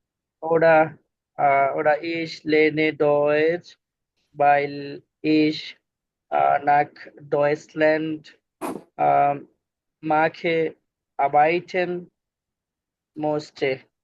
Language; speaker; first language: German; non-native, learner; Bangla